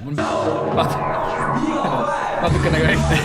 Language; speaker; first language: Estonian; native; Estonian